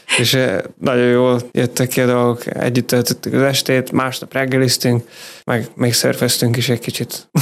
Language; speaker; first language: Hungarian; native; Hungarian